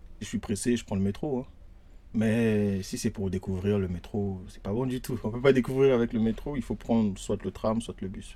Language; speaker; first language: French; non-native, local second language; Lingala